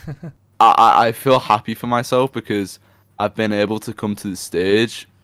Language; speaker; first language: English; native; English